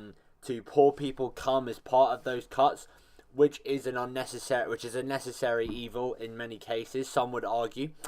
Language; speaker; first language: English; native; English